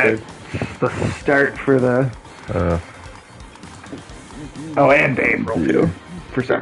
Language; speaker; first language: English; native; English